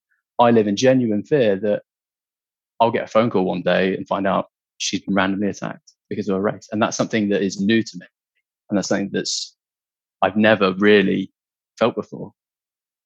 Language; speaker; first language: English; native; English